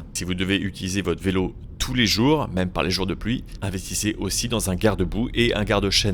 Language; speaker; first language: French; native; French